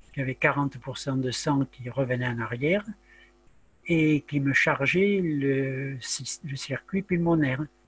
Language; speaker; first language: French; native; French